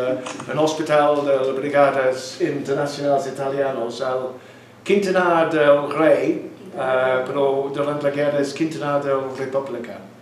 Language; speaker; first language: Spanish; non-native, learner; English